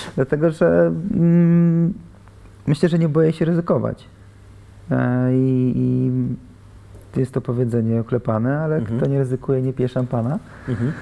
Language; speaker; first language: Polish; native; Polish